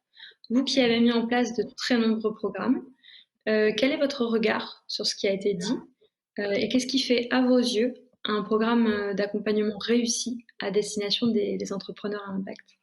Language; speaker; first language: French; native; French